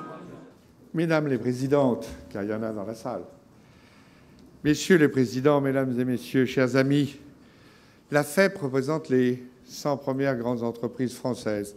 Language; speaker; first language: French; native; French